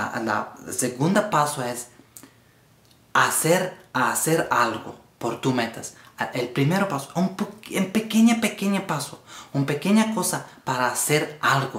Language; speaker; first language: Spanish; non-native, learner; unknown